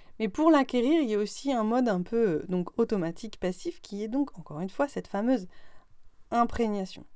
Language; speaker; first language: French; native; French